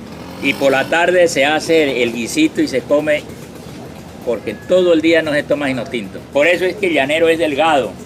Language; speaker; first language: Spanish; native; Spanish